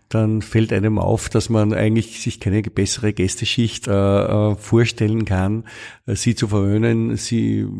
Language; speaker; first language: German; native; German